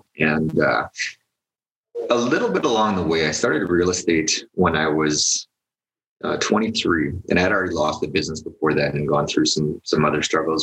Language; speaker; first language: English; native; English